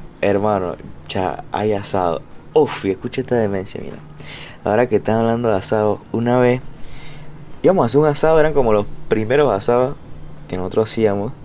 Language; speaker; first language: Spanish; native; Spanish